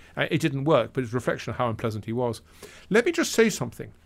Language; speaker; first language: English; native; English